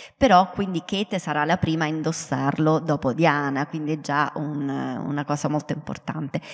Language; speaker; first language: Italian; native; Italian